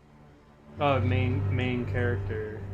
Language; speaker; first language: Japanese; non-native, learner; English